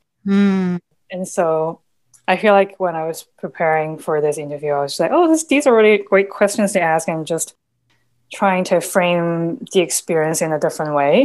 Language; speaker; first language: English; non-native, local second language; Cantonese